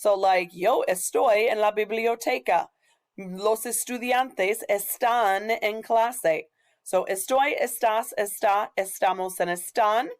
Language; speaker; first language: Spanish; non-native, fluent; English